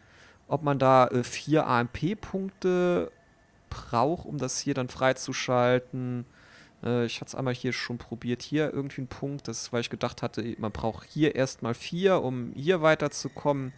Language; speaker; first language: German; native; German